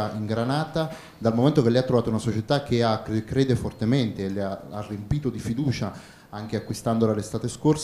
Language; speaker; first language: Italian; native; Italian